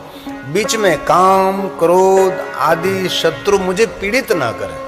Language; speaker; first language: Hindi; non-native, local second language; Gujarati